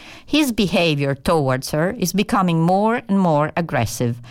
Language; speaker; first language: English; non-native, fluent; Italian